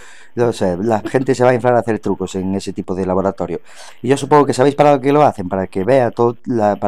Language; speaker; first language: Spanish; native; Spanish